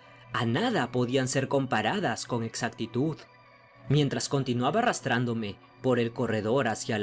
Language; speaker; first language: Spanish; native; Spanish